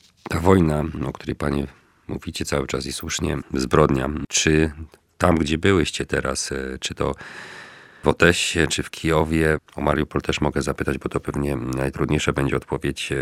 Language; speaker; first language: Polish; native; Polish